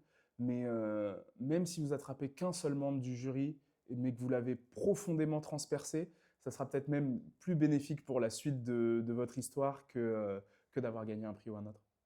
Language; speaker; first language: French; native; French